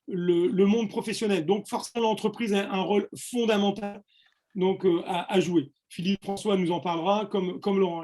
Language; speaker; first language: French; native; French